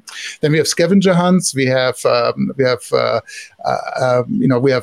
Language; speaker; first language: English; non-native, fluent; German